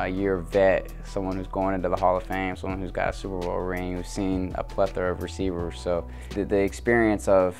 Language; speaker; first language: English; native; English